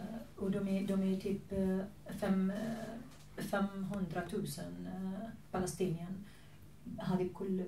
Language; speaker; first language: Swedish; non-native, fluent; Arabic